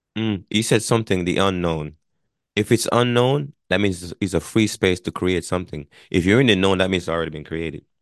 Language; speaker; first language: English; non-native, local second language; Jamaican Creole English